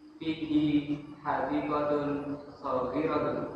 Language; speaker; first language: Arabic; non-native, learner; Indonesian